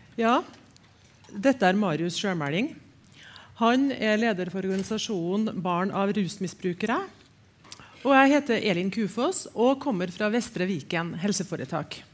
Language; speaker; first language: Norwegian; native; Norwegian